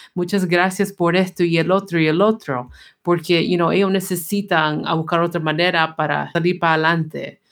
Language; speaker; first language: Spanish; early bilingual, heritage; Spanish